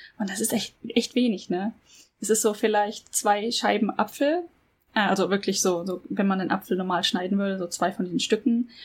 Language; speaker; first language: German; native; German